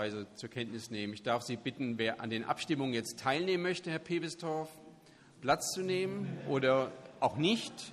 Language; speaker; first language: German; native; German